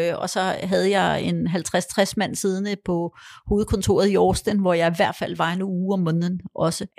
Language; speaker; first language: Danish; early bilingual, other home language; Polish